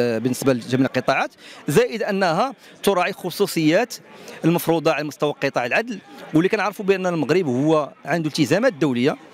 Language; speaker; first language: Arabic; native; Arabic